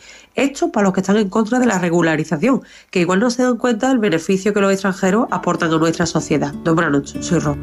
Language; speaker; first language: Spanish; native; Spanish